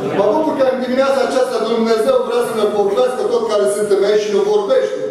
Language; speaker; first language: Romanian; non-native, fluent; Arabic